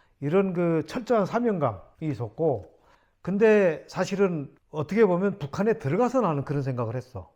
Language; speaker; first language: Korean; native; Korean